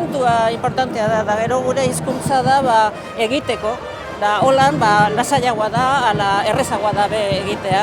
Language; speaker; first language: Basque; non-native, local second language; Spanish